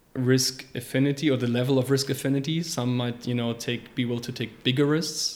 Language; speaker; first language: English; non-native, fluent; German